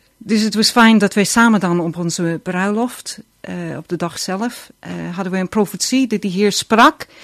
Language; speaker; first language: Dutch; non-native, fluent; English